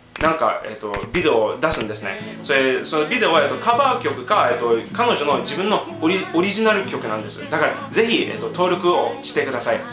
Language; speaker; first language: Japanese; non-native, fluent; English